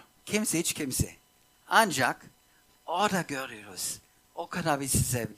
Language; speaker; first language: Turkish; non-native, fluent; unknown